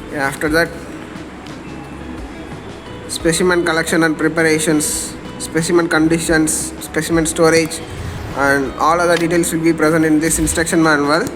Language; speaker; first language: English; non-native, local second language; Tamil